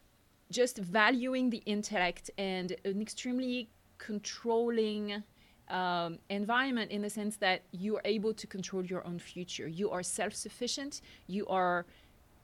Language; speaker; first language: English; non-native, fluent; French